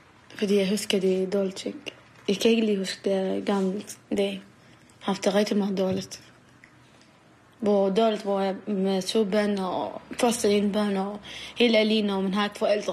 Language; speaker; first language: Danish; non-native, learner; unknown